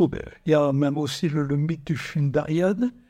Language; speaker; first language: French; native; French